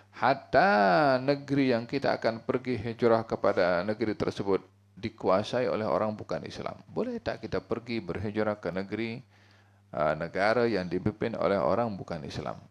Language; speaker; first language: Malay; native; Malay